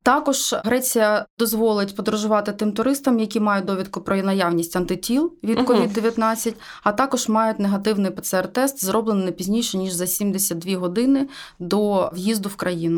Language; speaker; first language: Ukrainian; native; Ukrainian